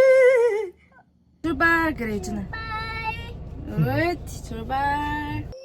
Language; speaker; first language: Korean; non-native, learner; Mongolian